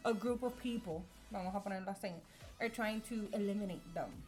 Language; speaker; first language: English; non-native, local second language; Spanish